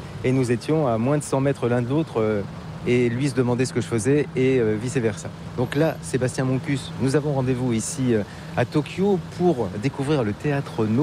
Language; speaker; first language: French; native; French